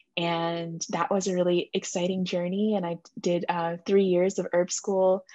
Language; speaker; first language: English; native; English